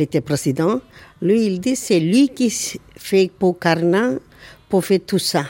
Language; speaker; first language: French; non-native, learner; Tamil